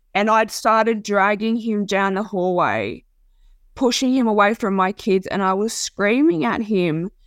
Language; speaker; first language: English; native; English